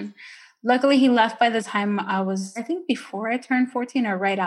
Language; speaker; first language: English; early bilingual, other home language; Spanish